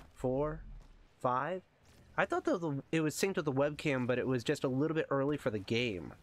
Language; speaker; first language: English; native; English